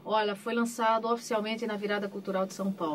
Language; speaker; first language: Portuguese; native; Portuguese